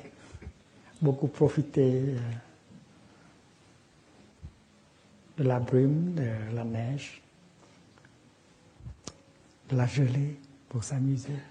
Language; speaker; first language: French; non-native, fluent; Vietnamese